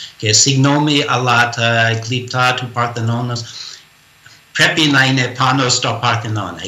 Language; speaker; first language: Greek; non-native, fluent; English